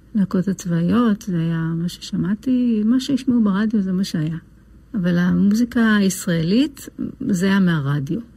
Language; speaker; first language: Hebrew; native; Hebrew